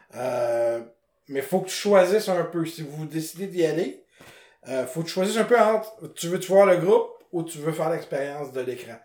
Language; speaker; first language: French; native; French